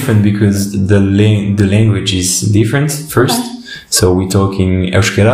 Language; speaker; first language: English; non-native, fluent; French